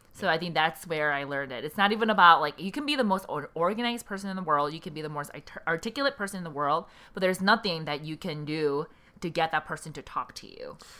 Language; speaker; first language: English; early bilingual, other home language; Korean